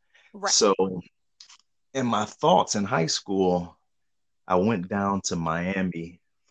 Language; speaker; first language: English; native; English